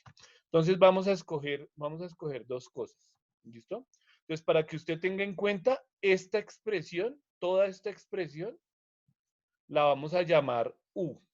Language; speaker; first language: Spanish; native; Spanish